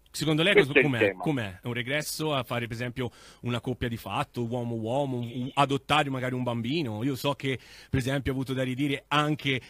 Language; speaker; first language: Italian; native; Italian